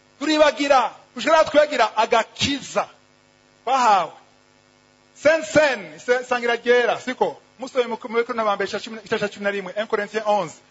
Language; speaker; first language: Rundi; native; Rundi